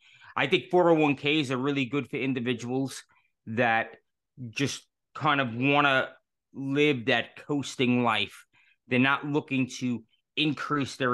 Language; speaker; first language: English; native; English